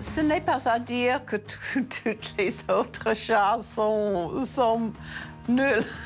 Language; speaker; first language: French; non-native, learner; English